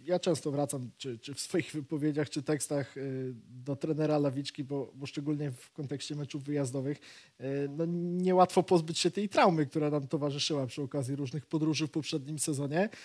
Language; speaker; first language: Polish; native; Polish